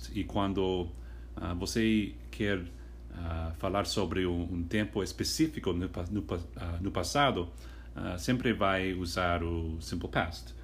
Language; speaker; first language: Portuguese; non-native, fluent; English